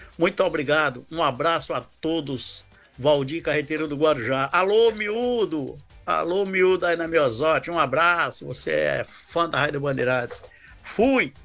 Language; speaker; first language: Portuguese; native; Portuguese